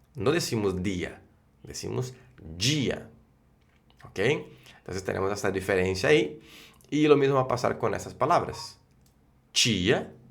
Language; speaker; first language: Spanish; non-native, fluent; Portuguese